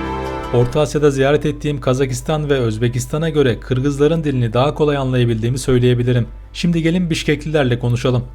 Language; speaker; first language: Turkish; native; Turkish